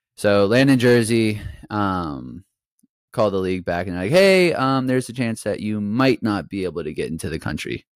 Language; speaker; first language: English; native; English